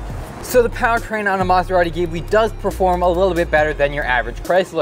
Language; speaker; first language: English; native; English